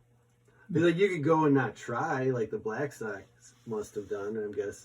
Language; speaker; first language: English; native; English